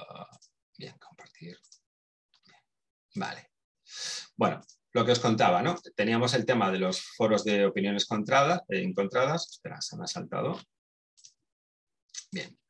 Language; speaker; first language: Spanish; native; Spanish